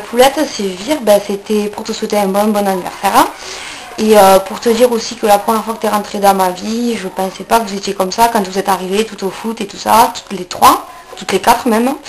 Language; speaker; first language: French; native; French